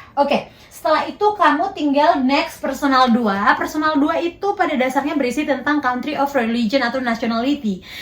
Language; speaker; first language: Indonesian; native; Indonesian